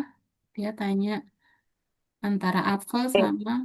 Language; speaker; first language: Indonesian; native; Indonesian